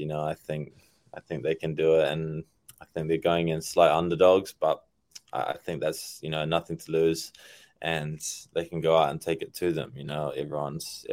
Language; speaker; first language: English; native; English